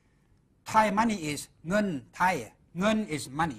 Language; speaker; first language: English; non-native, fluent; Thai